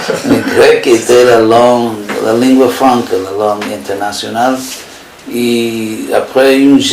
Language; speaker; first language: French; non-native, fluent; English